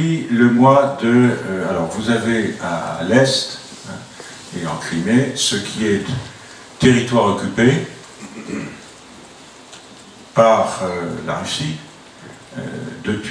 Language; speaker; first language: French; native; French